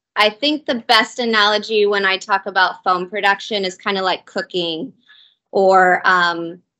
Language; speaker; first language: English; native; English